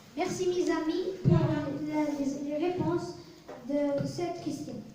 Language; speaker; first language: French; non-native, learner; Arabic